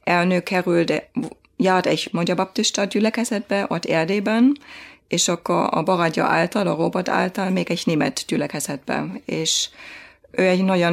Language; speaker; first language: Hungarian; non-native, fluent; German